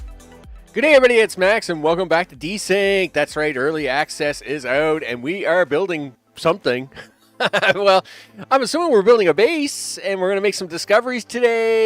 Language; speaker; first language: English; native; English